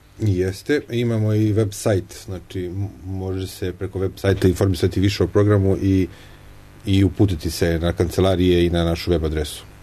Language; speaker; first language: Serbian; native; Serbian